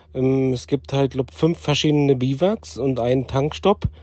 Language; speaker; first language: German; native; German